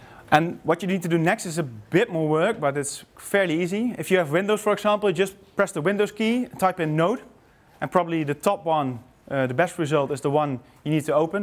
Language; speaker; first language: English; non-native, fluent; Dutch